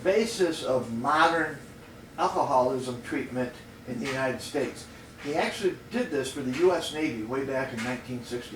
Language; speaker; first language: English; native; English